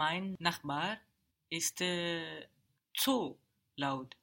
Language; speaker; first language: German; non-native, learner; English